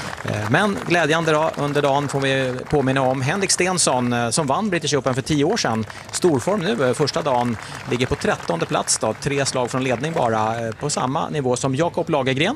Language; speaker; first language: Swedish; native; Swedish